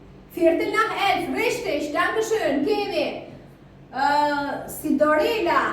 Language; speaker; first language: German; non-native, fluent; Albanian